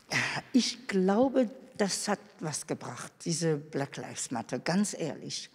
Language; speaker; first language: German; non-native, fluent; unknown